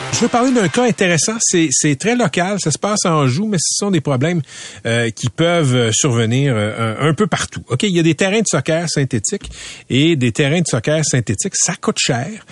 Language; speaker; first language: French; native; French